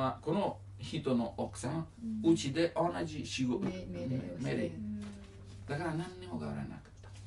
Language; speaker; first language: Japanese; non-native, learner; Italian